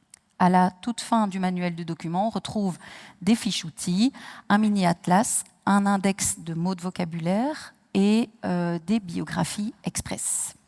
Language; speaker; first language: French; native; French